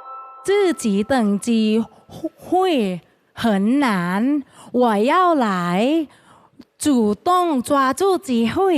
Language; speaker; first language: Chinese; non-native, learner; Thai